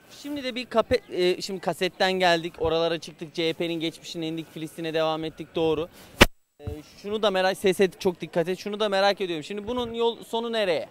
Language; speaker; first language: Turkish; native; Turkish